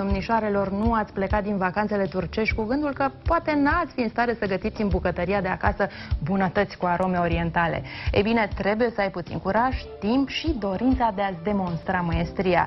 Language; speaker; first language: Romanian; native; Romanian